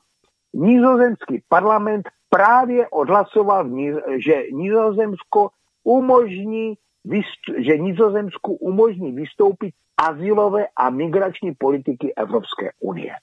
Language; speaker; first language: Czech; native; Czech